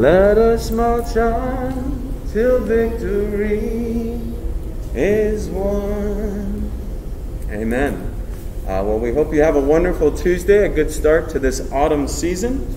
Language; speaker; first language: English; native; English